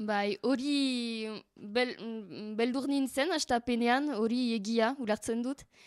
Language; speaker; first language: Basque; non-native, learner; French